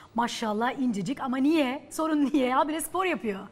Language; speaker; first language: Turkish; native; Turkish